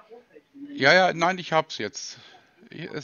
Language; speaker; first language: German; native; German